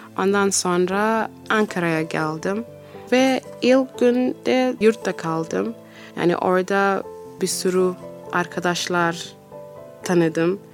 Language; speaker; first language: Turkish; non-native, learner; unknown